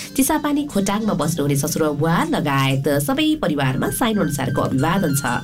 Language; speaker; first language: Nepali; native; Nepali